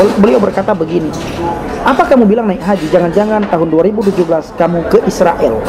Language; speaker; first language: Indonesian; native; Indonesian